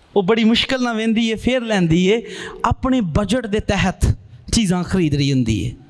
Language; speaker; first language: Urdu; non-native, local second language; Punjabi